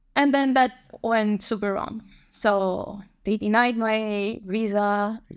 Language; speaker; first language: English; non-native, fluent; Spanish